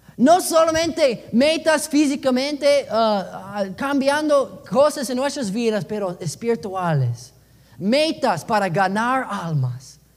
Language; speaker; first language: Spanish; non-native, learner; English